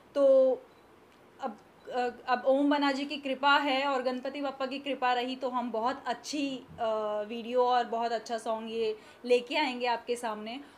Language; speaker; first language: Hindi; native; Hindi